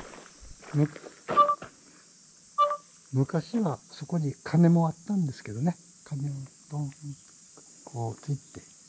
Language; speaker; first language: Japanese; native; Japanese